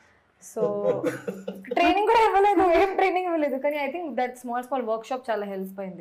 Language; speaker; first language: Telugu; non-native, fluent; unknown